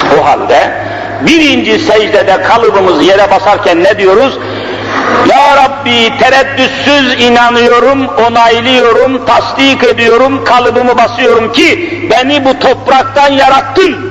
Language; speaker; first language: Turkish; native; Turkish